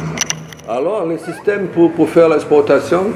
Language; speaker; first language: French; non-native, fluent; Portuguese